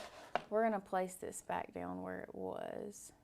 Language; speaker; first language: English; native; English